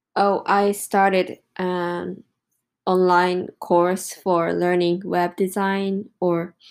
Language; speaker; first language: English; non-native, fluent; Japanese